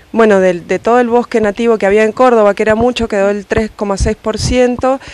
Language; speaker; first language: Spanish; native; Spanish